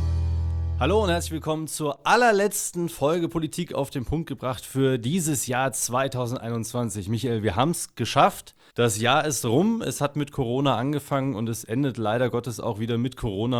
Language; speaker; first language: German; native; German